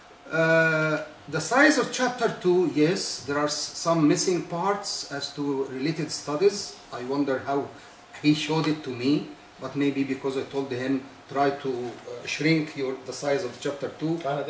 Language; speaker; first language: English; non-native, fluent; Arabic